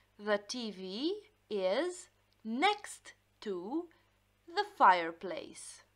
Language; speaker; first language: English; non-native, fluent; Romanian